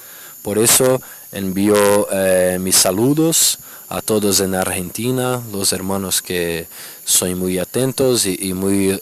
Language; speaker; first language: Spanish; non-native, fluent; Portuguese